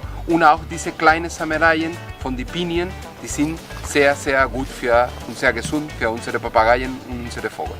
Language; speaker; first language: German; non-native, fluent; Spanish